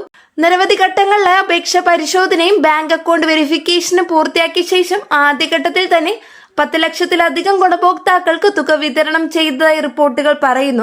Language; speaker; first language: Malayalam; native; Malayalam